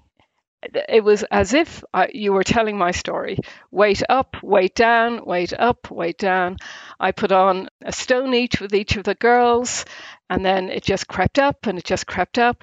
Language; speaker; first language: English; native; English